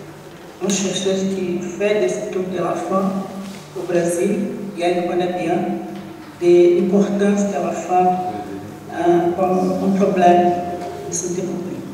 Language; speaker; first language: French; non-native, learner; Portuguese